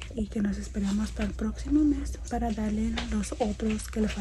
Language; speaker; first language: Spanish; early bilingual, other home language; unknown